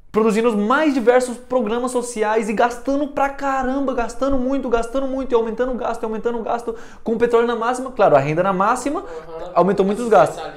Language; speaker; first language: Portuguese; early bilingual, heritage; Portuguese